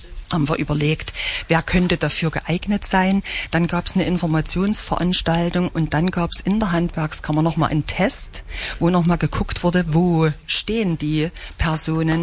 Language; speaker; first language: German; native; German